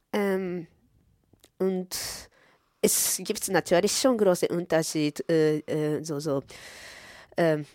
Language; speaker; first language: German; non-native, fluent; Japanese